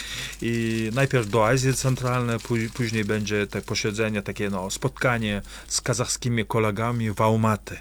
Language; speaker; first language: Polish; non-native, fluent; Kazakh